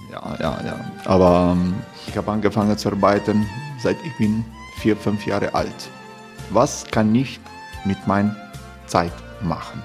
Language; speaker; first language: German; non-native, learner; Croatian